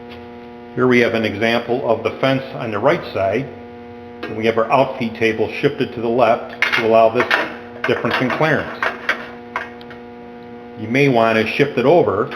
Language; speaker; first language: English; native; English